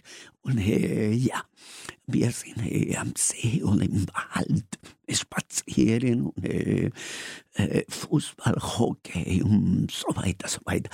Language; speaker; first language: German; non-native, learner; Spanish